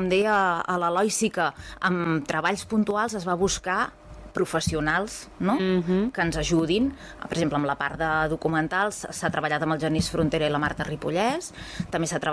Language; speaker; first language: Catalan; native; Catalan